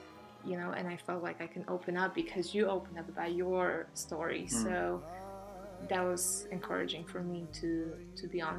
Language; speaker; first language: English; non-native, fluent; Polish